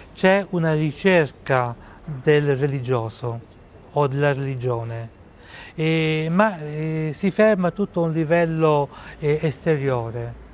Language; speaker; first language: Italian; native; Italian